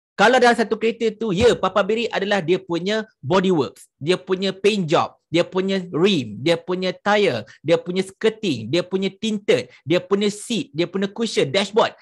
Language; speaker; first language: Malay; native; Malay